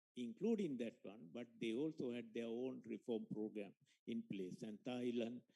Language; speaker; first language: English; non-native, local second language; Sinhala